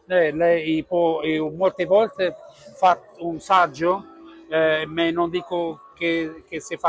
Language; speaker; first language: Italian; non-native, learner; Portuguese